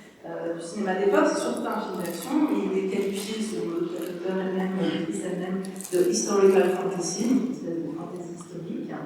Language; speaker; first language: French; native; French